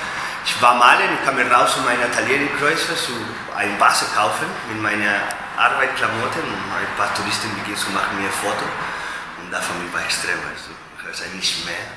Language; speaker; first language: German; non-native, learner; Spanish